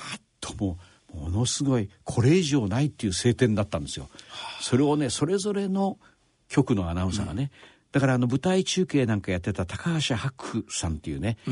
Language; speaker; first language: Japanese; native; Japanese